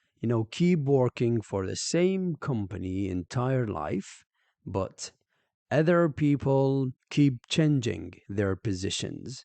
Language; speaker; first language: English; non-native, fluent; Arabic